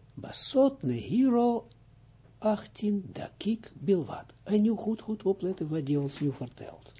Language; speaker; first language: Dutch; non-native, fluent; Hebrew